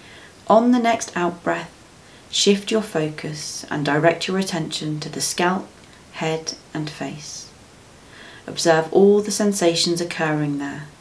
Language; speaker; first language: English; native; English